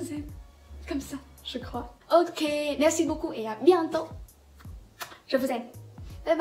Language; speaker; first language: French; non-native, learner; Vietnamese